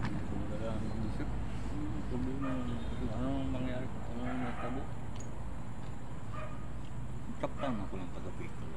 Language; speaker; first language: Filipino; non-native, local second language; Cebuano